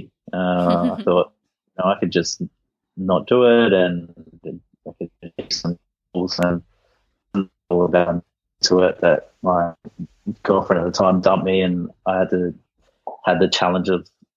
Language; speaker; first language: English; native; English